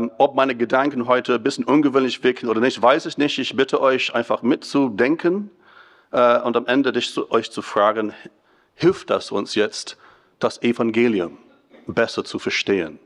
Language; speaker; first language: German; non-native, fluent; English